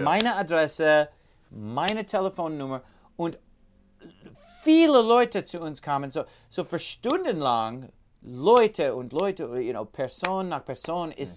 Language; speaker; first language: German; non-native, learner; English